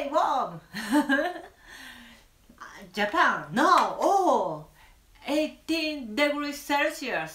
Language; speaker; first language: English; non-native, learner; Japanese